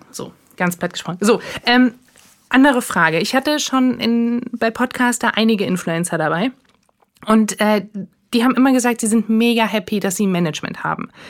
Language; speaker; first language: German; native; German